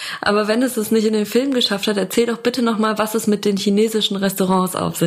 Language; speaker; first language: German; native; German